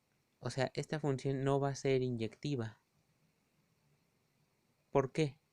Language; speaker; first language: Spanish; native; Spanish